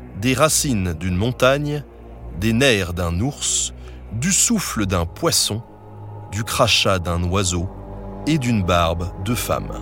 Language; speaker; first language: French; native; French